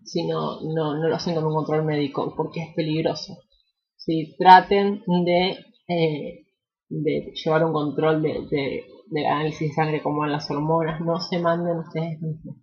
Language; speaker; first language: Spanish; native; Spanish